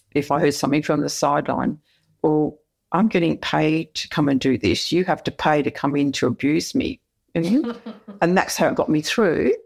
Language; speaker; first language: English; native; English